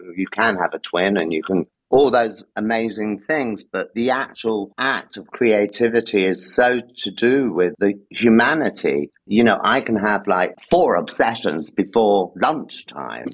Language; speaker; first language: English; native; English